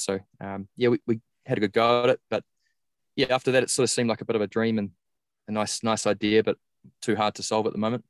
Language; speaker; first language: English; native; English